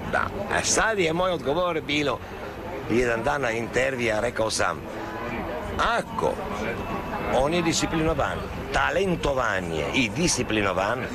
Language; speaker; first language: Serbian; non-native, learner; Italian